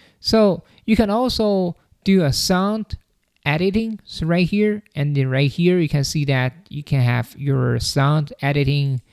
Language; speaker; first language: English; non-native, fluent; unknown